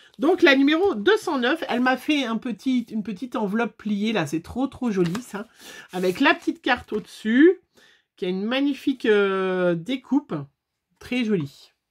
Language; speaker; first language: French; native; French